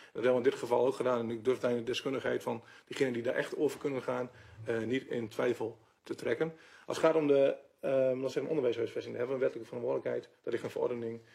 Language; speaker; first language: Dutch; native; Dutch